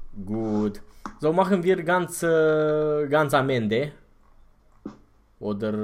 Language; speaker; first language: German; non-native, fluent; Romanian